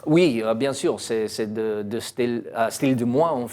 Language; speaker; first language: French; non-native, learner; English